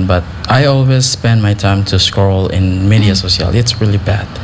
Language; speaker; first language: English; non-native, learner; Indonesian